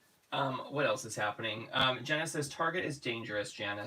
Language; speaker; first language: English; native; English